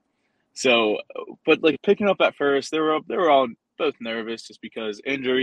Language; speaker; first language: English; early bilingual, other home language; Spanish